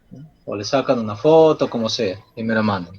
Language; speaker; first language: Spanish; native; Spanish